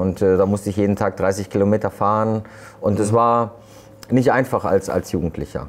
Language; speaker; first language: German; native; German